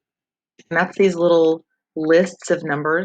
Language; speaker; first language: English; native; English